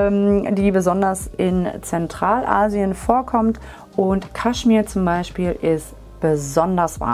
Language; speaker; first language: German; native; German